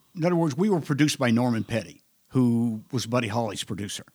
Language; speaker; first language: English; native; English